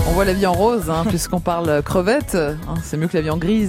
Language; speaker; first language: French; native; French